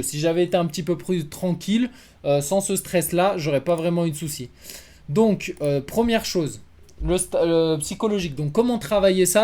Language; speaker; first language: French; native; French